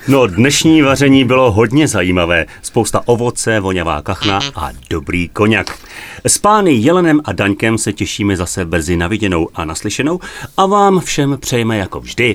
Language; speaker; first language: Czech; native; Czech